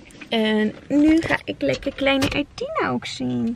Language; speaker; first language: Dutch; native; Dutch